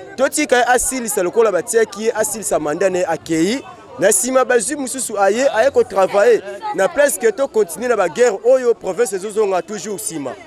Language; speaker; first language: Lingala; non-native, local second language; Kongo